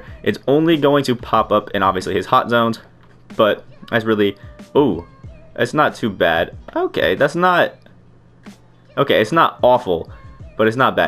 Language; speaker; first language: English; native; English